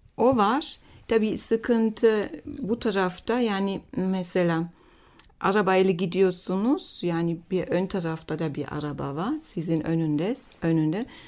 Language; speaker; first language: Turkish; non-native, fluent; German